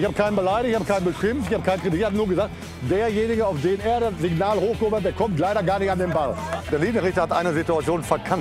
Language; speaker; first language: German; native; German